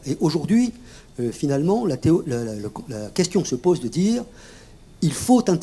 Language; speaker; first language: French; native; French